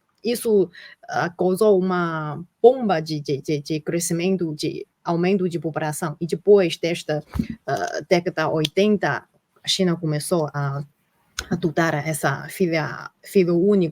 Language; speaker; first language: Portuguese; non-native, fluent; Chinese